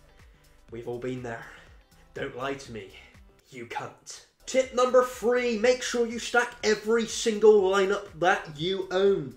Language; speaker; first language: English; native; English